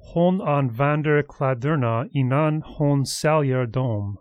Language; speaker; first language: Swedish; non-native, learner; English